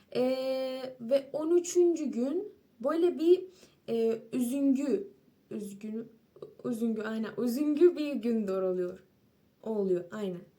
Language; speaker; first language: Turkish; non-native, fluent; Persian